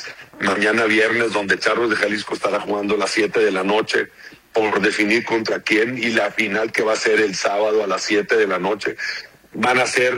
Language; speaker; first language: Spanish; native; Spanish